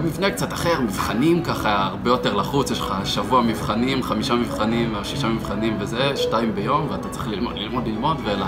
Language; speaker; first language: Hebrew; native; Hebrew